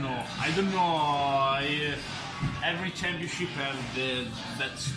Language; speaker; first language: English; non-native, fluent; Italian